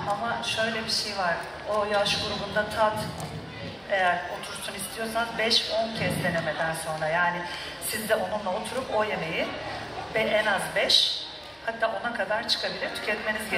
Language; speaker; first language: Turkish; native; Turkish